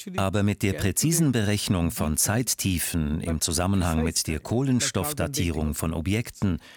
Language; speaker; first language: German; non-native, fluent; Hindi